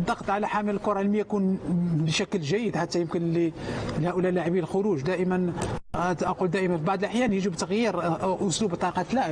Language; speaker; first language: Arabic; native; Arabic